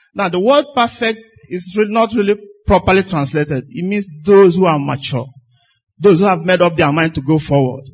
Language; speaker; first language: English; non-native, local second language; Igbo